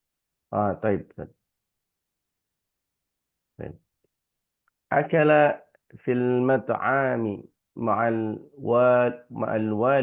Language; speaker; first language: Arabic; non-native, learner; Indonesian